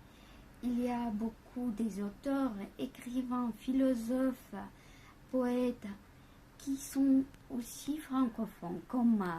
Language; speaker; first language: French; non-native, fluent; Bulgarian